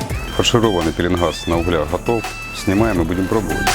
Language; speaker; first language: Russian; native; Russian